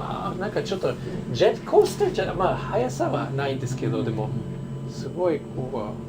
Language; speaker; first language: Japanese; non-native, learner; English